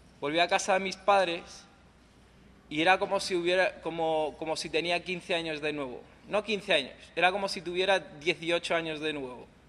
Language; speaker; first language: Spanish; non-native, local second language; English